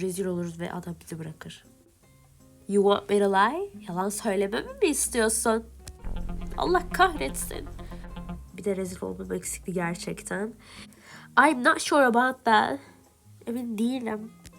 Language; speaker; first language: Turkish; native; Turkish